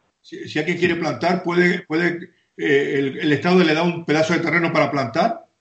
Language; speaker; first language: Spanish; native; Spanish